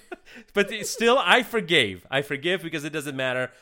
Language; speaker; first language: English; early bilingual, other home language; Russian